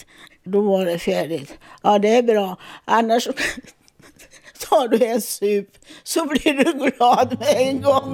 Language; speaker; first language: Swedish; non-native, fluent; Italian